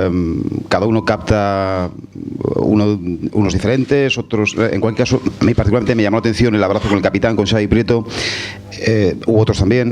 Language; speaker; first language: Spanish; native; Spanish